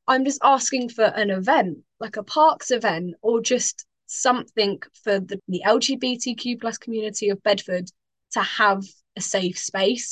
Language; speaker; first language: English; native; English